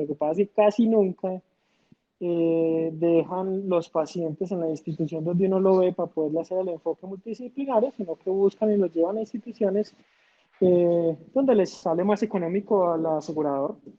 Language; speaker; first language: Spanish; native; Spanish